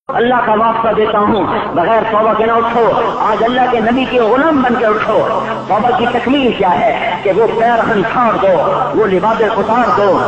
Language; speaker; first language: Urdu; non-native, local second language; Punjabi